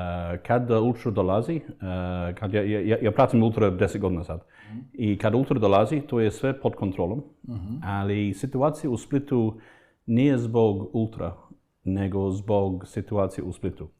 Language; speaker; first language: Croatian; non-native, fluent; English